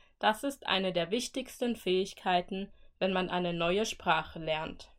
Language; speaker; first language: German; native; German